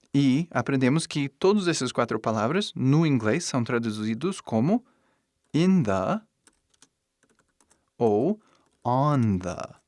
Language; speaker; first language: Portuguese; non-native, fluent; English